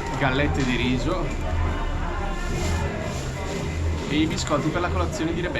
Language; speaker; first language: Italian; native; Italian